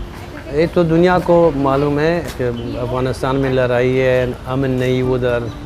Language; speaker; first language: Hindi; non-native, fluent; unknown